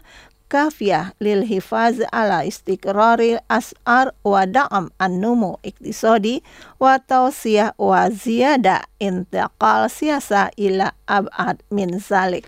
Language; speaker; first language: Arabic; non-native, fluent; Indonesian